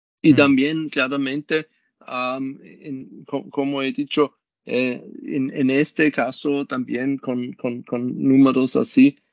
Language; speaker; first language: Spanish; non-native, learner; German